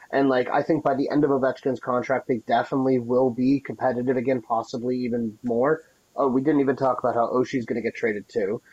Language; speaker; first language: English; native; English